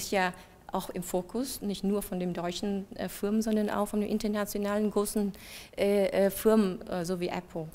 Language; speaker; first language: German; non-native, fluent; Vietnamese